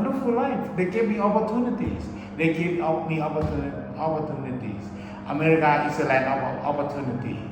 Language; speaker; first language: English; early bilingual, other home language; Thai